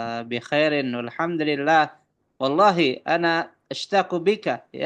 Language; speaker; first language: Arabic; non-native, fluent; Indonesian